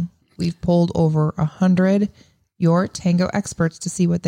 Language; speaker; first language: English; native; English